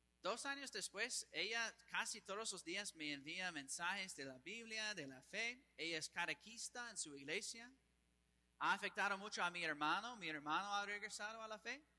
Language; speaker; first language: Spanish; non-native, fluent; English